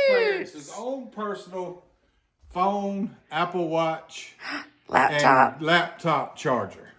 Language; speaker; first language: English; native; English